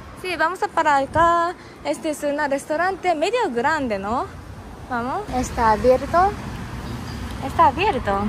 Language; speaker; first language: Spanish; non-native, learner; Japanese